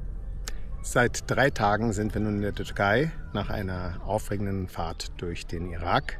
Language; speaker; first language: German; native; German